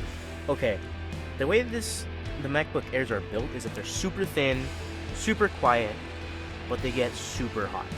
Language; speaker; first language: English; native; English